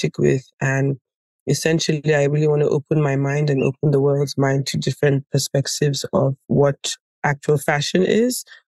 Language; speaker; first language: English; non-native, local second language; Yoruba